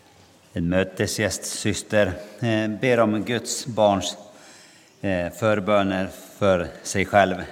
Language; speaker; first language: Swedish; non-native, local second language; Finnish